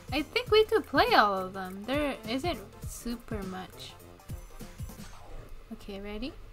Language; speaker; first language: English; early bilingual, other home language; Japanese